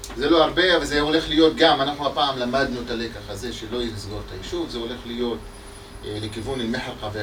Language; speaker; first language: Hebrew; non-native, local second language; Arabic